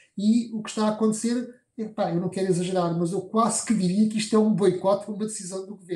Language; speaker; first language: Portuguese; native; Portuguese